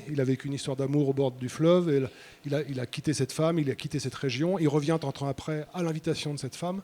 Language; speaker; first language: French; native; French